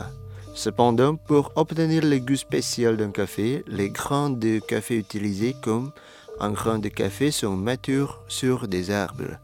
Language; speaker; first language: French; non-native, fluent; Indonesian